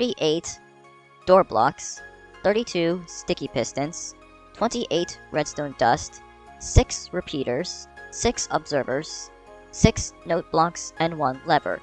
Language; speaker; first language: English; native; English